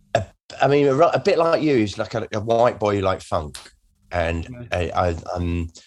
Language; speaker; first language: English; native; English